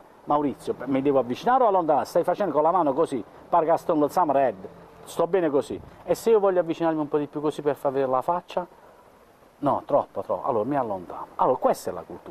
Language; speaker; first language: Italian; native; Italian